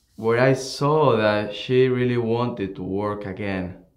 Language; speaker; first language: English; non-native, fluent; Spanish